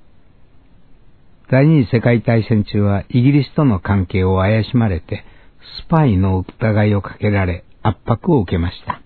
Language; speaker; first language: Japanese; native; Japanese